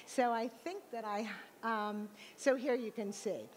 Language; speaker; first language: English; native; English